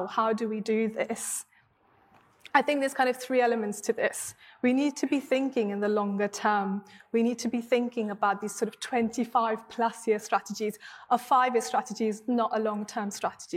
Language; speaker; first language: English; non-native, local second language; Hindi